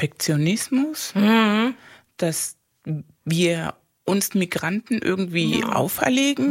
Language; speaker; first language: German; non-native, fluent; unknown